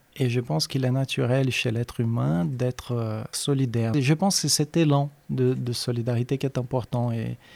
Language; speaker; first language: French; non-native, fluent; Portuguese